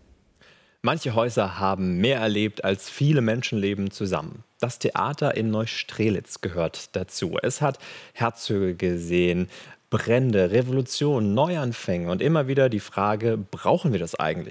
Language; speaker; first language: German; native; German